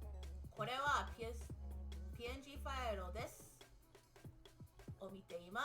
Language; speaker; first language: Japanese; non-native, learner; English